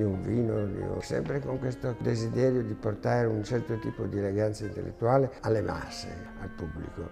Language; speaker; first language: Italian; native; Italian